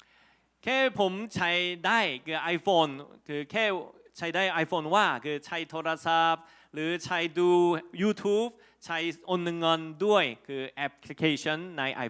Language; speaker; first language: Thai; non-native, fluent; Korean